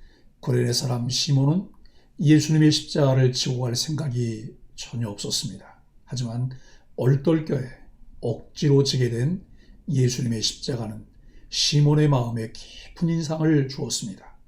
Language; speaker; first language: Korean; native; Korean